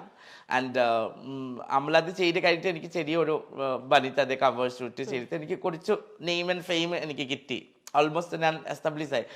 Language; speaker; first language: Malayalam; non-native, local second language; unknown